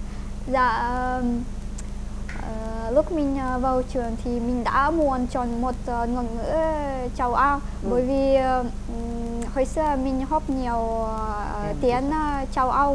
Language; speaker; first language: Vietnamese; non-native, fluent; Ukrainian